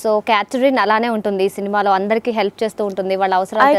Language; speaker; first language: Telugu; native; Telugu